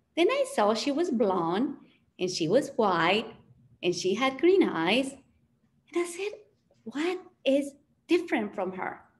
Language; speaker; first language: English; early bilingual, other home language; Spanish